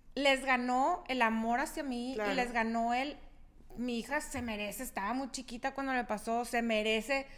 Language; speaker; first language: Spanish; native; Spanish